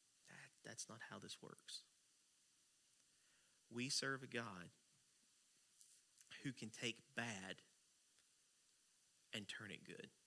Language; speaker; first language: English; native; English